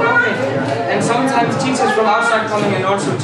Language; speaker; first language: English; non-native, learner; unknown